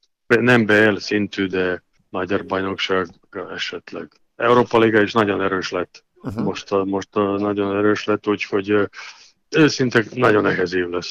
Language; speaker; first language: Hungarian; non-native, learner; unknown